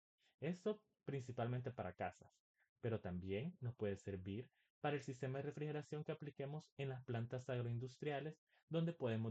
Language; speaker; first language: Spanish; native; Spanish